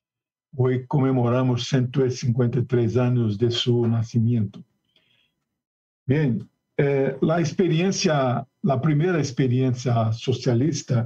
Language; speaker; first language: Spanish; non-native, learner; Portuguese